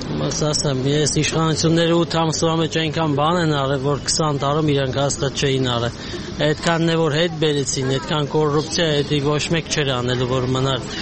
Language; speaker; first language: Armenian; native; Armenian